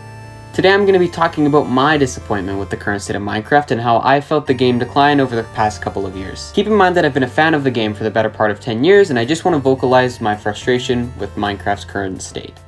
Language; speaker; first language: English; native; English